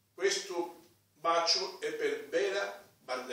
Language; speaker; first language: Italian; non-native, fluent; Spanish